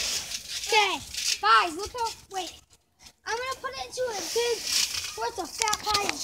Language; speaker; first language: English; native; English